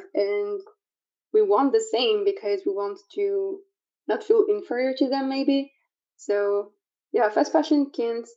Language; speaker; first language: English; non-native, fluent; French